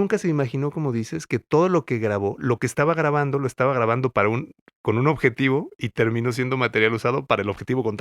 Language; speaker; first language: Spanish; native; Spanish